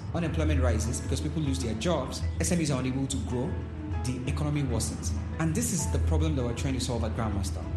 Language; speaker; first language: English; non-native, local second language; Yoruba